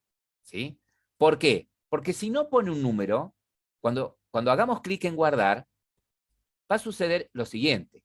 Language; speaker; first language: Spanish; native; Spanish